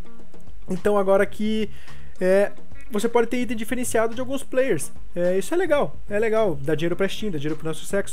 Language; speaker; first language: Portuguese; native; Portuguese